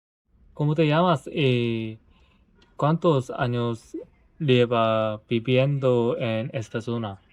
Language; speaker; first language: Spanish; non-native, learner; Korean